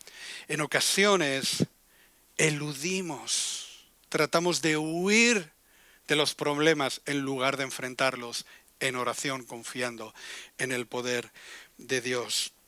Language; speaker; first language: Spanish; native; Spanish